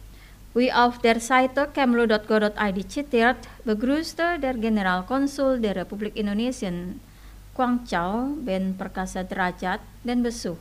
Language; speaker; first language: German; non-native, fluent; Indonesian